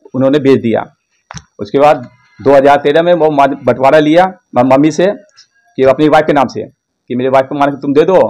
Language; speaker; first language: Hindi; native; Hindi